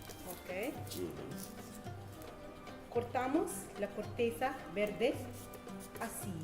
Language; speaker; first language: Spanish; non-native, fluent; Arabic